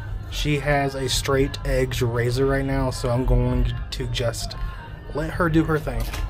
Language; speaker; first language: English; native; English